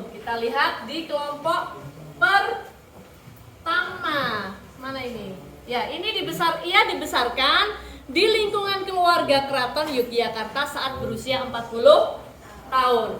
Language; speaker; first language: Indonesian; native; Indonesian